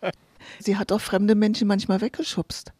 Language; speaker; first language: German; native; German